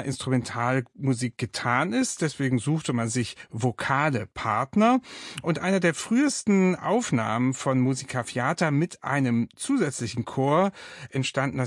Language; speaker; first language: German; native; German